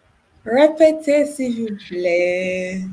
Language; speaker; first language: French; non-native, learner; English